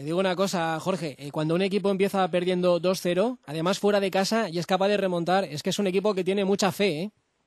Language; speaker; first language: Spanish; native; Spanish